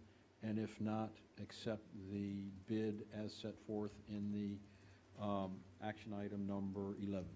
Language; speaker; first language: English; native; English